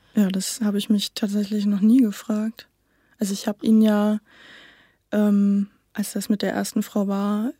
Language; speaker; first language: German; native; German